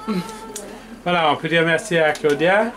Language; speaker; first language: French; native; French